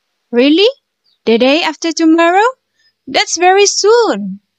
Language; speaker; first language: English; non-native, fluent; Indonesian